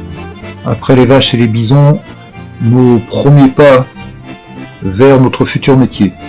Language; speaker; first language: French; native; French